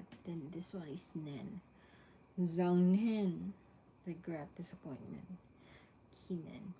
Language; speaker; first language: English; non-native, local second language; Filipino